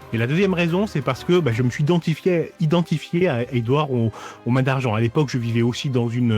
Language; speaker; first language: French; native; French